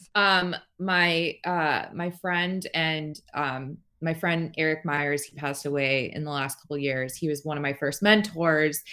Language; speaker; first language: English; native; English